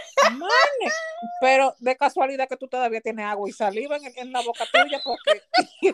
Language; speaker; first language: Spanish; early bilingual, heritage; Spanish